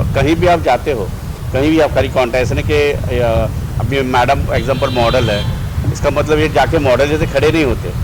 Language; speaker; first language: Hindi; non-native, local second language; Marathi